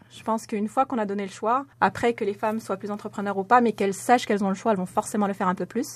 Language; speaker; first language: French; non-native, local second language; Arabic